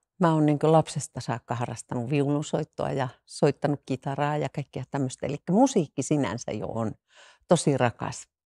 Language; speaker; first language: Finnish; native; Finnish